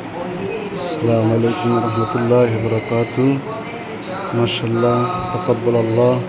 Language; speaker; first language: Hindi; non-native, local second language; Bangla